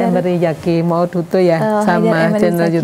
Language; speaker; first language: Indonesian; native; Indonesian